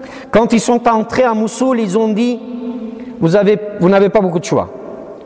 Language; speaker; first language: French; non-native, fluent; Syriac